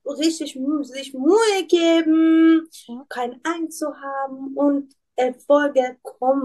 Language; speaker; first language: German; non-native, learner; Persian